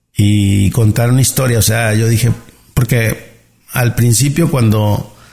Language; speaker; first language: Spanish; native; Spanish